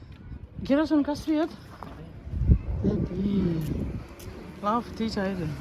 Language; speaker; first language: German; non-native, learner; Indonesian